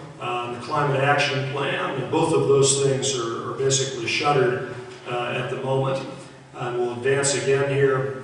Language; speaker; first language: English; native; English